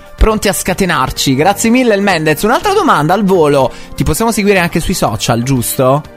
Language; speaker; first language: Italian; native; Italian